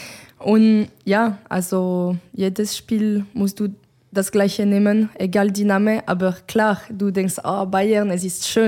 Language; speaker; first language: German; non-native, learner; French